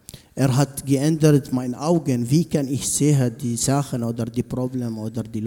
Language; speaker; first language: German; non-native, learner; Arabic